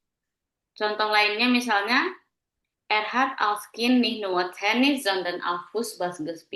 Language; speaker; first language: German; non-native, fluent; Indonesian